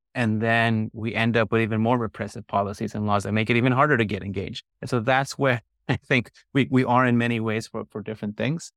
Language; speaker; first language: English; early bilingual, other home language; Spanish